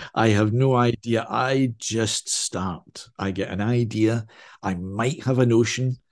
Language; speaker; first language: English; native; English